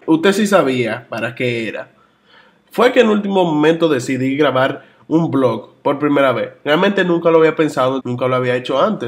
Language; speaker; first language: Spanish; native; Spanish